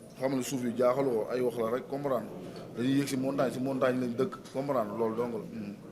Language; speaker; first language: Wolof; native; Wolof